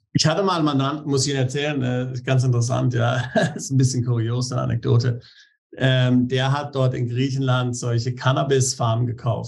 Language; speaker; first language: German; native; German